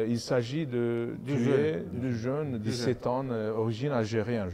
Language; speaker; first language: French; non-native, learner; Azerbaijani